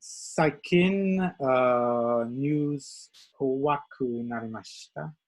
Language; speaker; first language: Japanese; non-native, learner; English